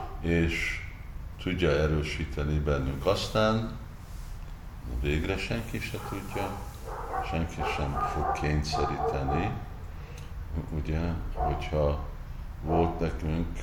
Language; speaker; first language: Hungarian; early bilingual, heritage; Hungarian